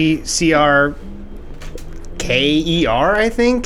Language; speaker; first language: English; native; English